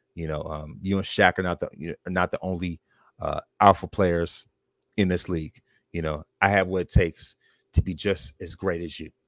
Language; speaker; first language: English; native; English